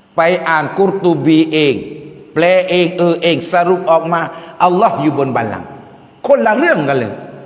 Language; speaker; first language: Thai; non-native, local second language; Malay